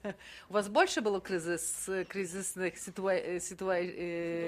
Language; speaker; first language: Russian; non-native, fluent; Polish